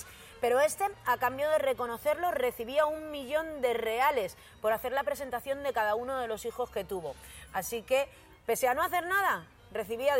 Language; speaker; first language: Spanish; native; Spanish